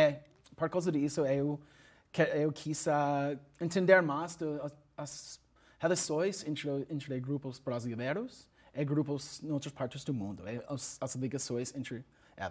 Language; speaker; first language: Portuguese; non-native, learner; English